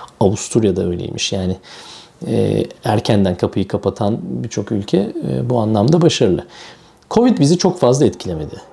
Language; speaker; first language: Turkish; native; Turkish